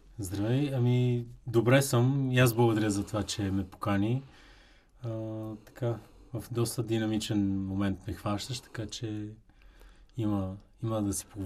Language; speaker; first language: Bulgarian; native; Bulgarian